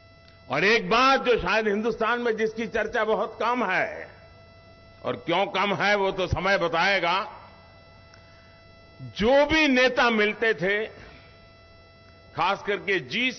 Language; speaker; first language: Hindi; native; Hindi